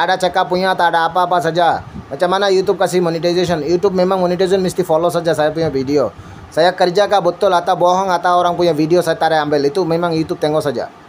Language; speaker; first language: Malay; non-native, learner; Bangla